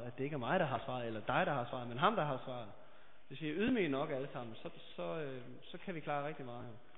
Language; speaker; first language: Danish; native; Danish